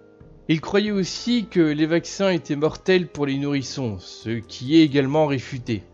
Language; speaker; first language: French; native; French